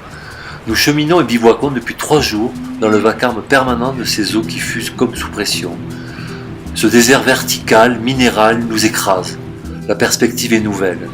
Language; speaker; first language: French; native; French